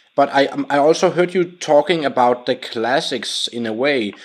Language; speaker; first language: English; non-native, fluent; Danish